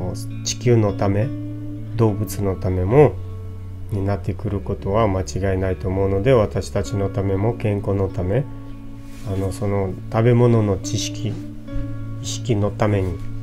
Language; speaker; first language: Japanese; non-native, fluent; Portuguese